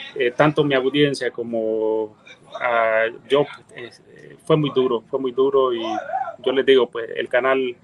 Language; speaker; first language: Spanish; native; Spanish